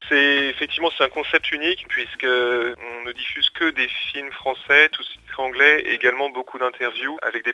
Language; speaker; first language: French; native; French